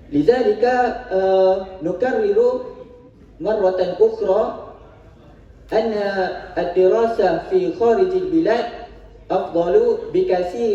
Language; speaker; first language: Arabic; non-native, learner; Malay